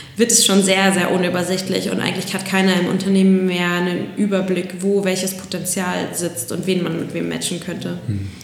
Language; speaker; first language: German; native; German